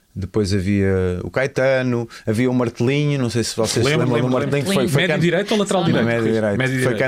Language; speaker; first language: Portuguese; native; Portuguese